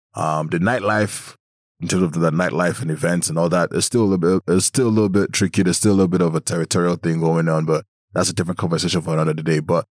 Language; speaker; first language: English; non-native, local second language; Yoruba